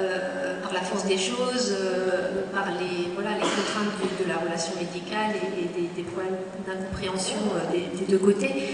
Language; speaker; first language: French; native; French